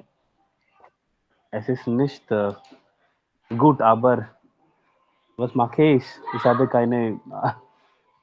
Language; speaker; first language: German; non-native, learner; Hindi